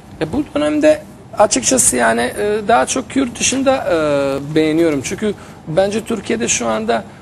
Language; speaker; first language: Turkish; non-native, fluent; Bosnian